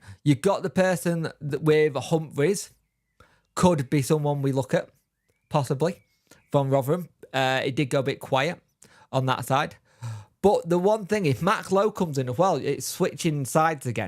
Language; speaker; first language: English; native; English